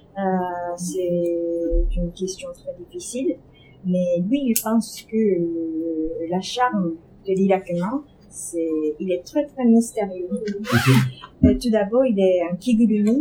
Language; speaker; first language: French; non-native, learner; Japanese